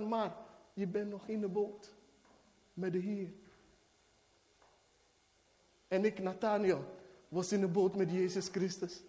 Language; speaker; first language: Dutch; non-native, fluent; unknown